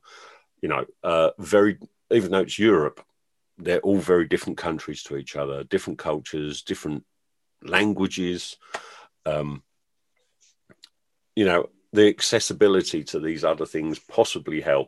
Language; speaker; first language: English; native; English